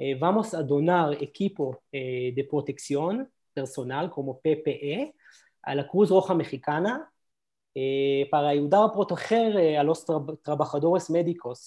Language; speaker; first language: Spanish; non-native, learner; Hebrew